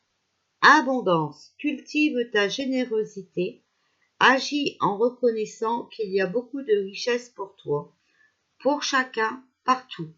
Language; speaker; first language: French; native; French